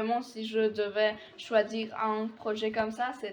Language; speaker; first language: French; non-native, fluent; Polish